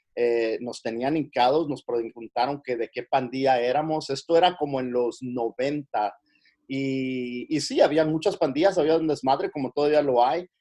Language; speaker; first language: Spanish; early bilingual, heritage; Spanish